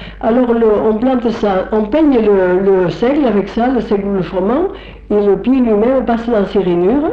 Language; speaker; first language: French; native; French